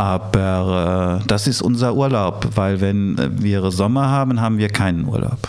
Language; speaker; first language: German; early bilingual, other home language; Italian